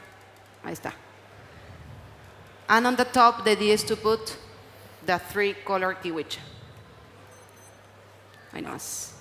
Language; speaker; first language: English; non-native, learner; Spanish